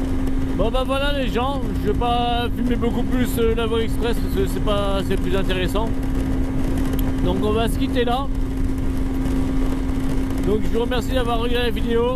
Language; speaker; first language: French; native; French